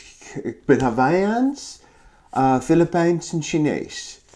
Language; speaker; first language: Dutch; non-native, learner; English